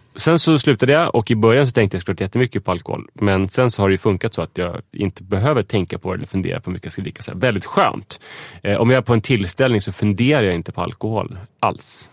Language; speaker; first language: Swedish; native; Swedish